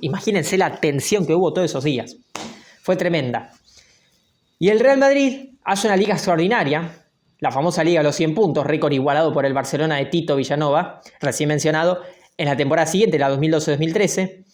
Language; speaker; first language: Spanish; native; Spanish